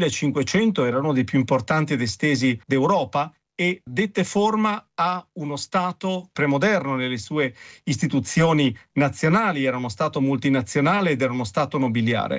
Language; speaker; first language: Italian; native; Italian